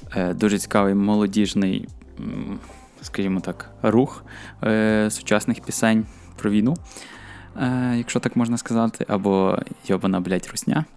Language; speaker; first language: Ukrainian; native; Ukrainian